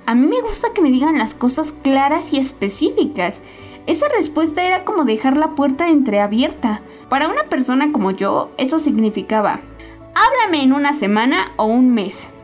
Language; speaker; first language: Spanish; native; Spanish